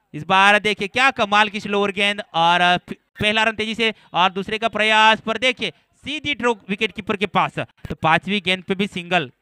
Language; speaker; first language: Hindi; non-native, local second language; Gujarati